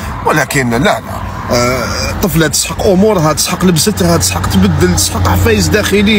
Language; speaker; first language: Arabic; native; Arabic